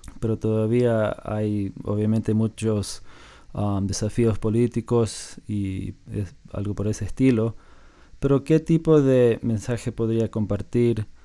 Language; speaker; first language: Spanish; non-native, fluent; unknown